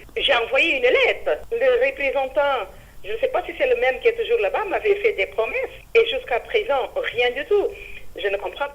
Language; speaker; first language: French; non-native, fluent; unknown